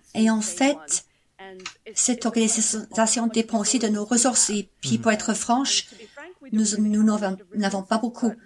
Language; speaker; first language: French; non-native, fluent; Cantonese